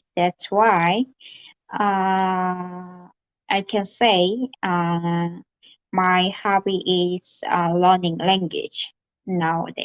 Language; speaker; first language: English; non-native, learner; Korean